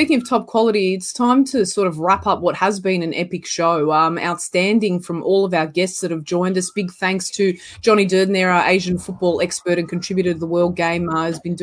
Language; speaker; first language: English; native; English